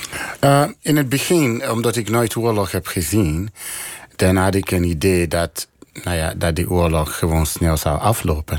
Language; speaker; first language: Dutch; non-native, fluent; English